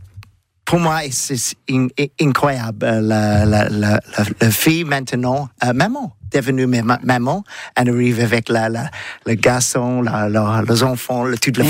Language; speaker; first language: French; non-native, learner; English